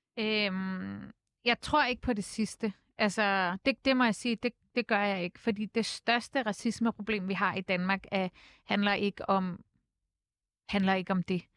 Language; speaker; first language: Danish; native; Danish